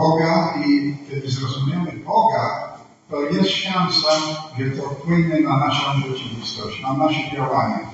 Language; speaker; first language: Polish; non-native, fluent; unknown